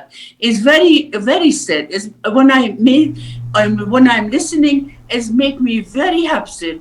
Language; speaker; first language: English; non-native, learner; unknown